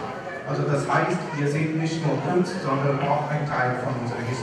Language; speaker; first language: German; non-native, fluent; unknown